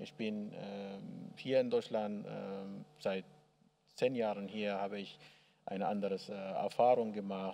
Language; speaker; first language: German; non-native, learner; Arabic